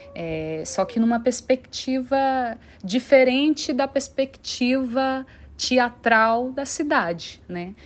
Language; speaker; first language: Portuguese; non-native, local second language; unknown